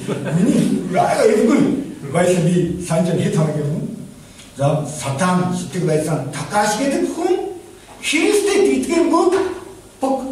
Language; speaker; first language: Mongolian; non-native, fluent; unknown